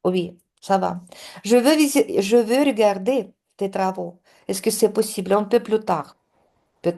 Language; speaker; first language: French; non-native, fluent; Russian